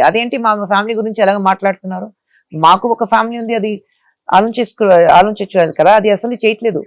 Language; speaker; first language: Telugu; non-native, fluent; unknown